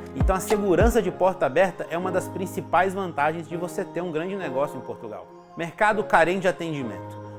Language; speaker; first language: Portuguese; native; Portuguese